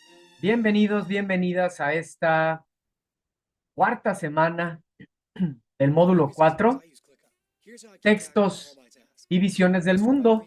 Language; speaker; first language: Spanish; native; Spanish